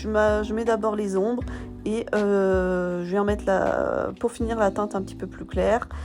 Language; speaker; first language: French; native; French